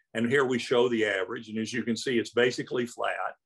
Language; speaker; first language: English; native; English